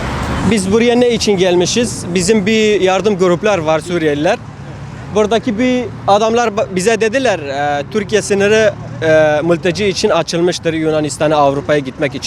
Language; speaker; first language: Turkish; non-native, fluent; Arabic